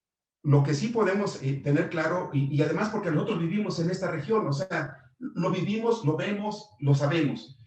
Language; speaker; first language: Spanish; native; Spanish